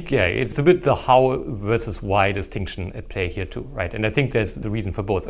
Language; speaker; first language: English; non-native, fluent; German